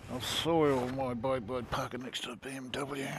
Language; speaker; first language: English; native; English